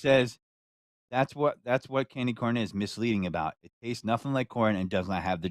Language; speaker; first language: English; native; English